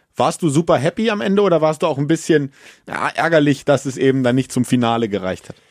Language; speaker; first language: German; non-native, learner; Faroese